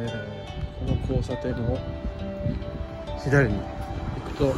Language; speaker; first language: Japanese; native; Japanese